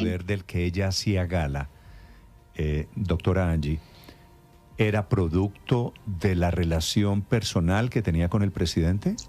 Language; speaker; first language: Spanish; native; Spanish